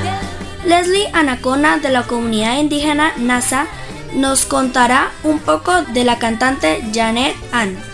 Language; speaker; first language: Spanish; native; Spanish